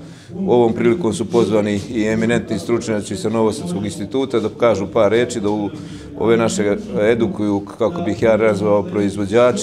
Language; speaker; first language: Serbian; native; Serbian